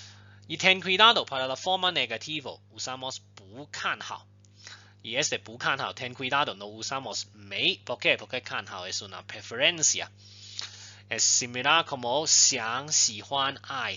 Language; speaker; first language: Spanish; non-native, fluent; Chinese